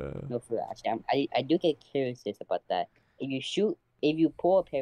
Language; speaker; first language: English; native; English